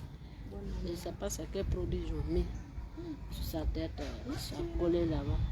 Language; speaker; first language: French; non-native, local second language; Fula